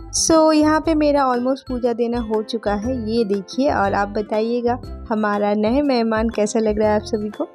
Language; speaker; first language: Hindi; non-native, local second language; Bangla